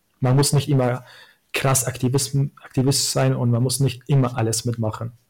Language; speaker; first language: German; non-native, fluent; Kurdish